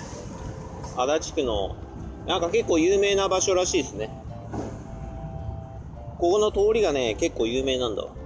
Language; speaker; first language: Japanese; native; Japanese